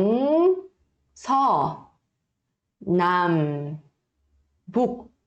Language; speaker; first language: Korean; early bilingual, heritage; Korean